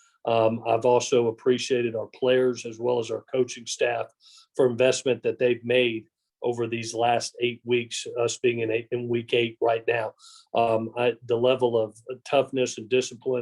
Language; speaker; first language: English; native; English